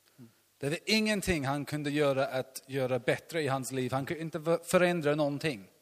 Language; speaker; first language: Swedish; non-native, learner; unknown